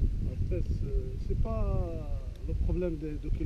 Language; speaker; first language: French; non-native, local second language; Arabic